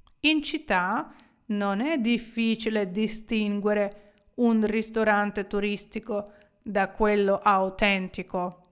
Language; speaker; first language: Italian; non-native, fluent; Ukrainian